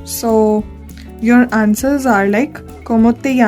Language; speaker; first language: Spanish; non-native, learner; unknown